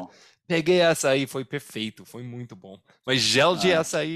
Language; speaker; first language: Portuguese; non-native, fluent; English